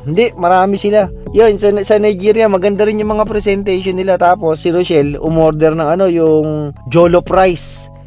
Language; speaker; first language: Filipino; native; Filipino